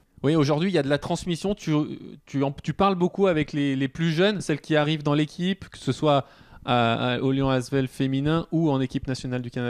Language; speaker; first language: French; native; French